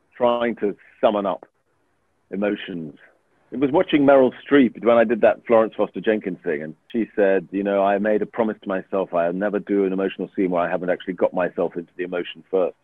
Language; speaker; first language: English; native; English